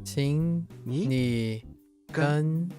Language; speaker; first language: Chinese; non-native, learner; English